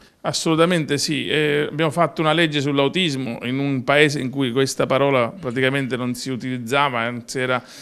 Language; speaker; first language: Italian; native; Italian